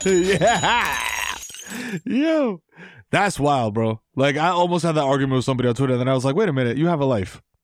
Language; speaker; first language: English; early bilingual, other home language; Spanish